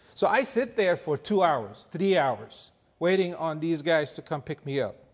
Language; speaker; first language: English; non-native, fluent; Arabic